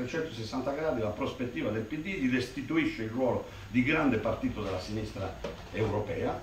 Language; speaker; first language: Italian; native; Italian